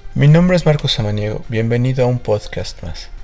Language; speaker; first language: Spanish; native; Spanish